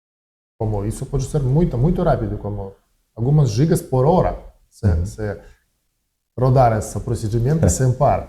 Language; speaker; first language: Portuguese; non-native, learner; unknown